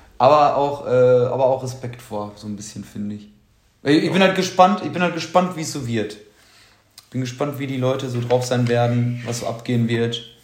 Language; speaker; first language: German; native; German